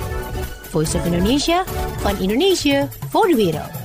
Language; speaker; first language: Dutch; non-native, fluent; Indonesian